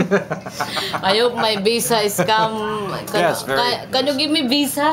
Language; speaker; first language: English; non-native, learner; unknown